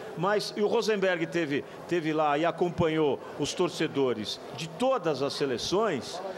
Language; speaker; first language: Portuguese; native; Portuguese